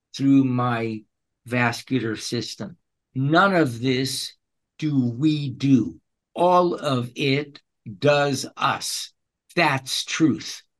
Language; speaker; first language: English; early bilingual, other home language; Spanish